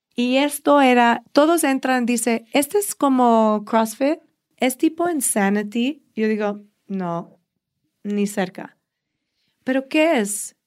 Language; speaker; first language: Spanish; early bilingual, heritage; Spanish